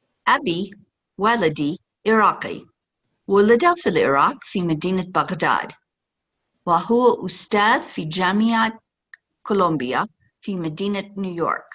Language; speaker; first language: Arabic; non-native, fluent; English